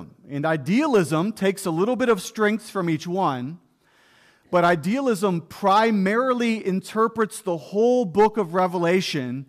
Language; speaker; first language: English; native; English